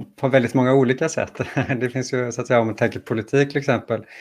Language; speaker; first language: Swedish; native; Swedish